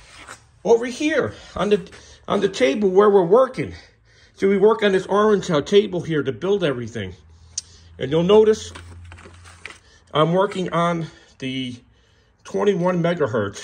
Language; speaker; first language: English; native; English